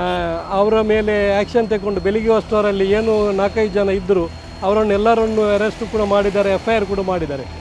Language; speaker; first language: Kannada; native; Kannada